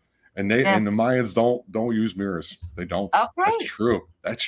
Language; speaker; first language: English; native; English